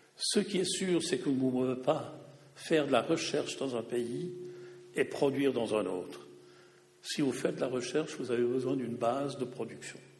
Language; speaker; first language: French; non-native, local second language; German